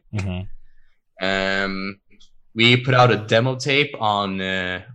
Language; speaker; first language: English; non-native, fluent; Swedish